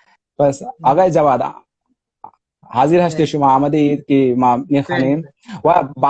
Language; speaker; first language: Persian; non-native, learner; Hindi